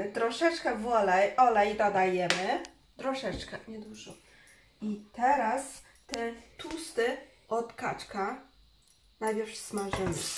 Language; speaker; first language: Polish; non-native, learner; Chinese